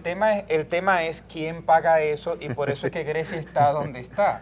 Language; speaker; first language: Spanish; native; Spanish